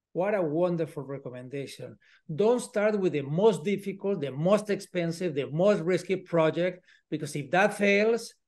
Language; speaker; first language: English; non-native, fluent; Spanish